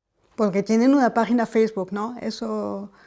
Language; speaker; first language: Spanish; non-native, fluent; French